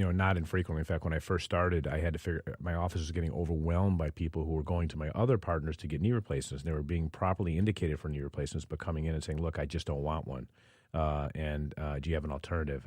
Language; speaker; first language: English; native; English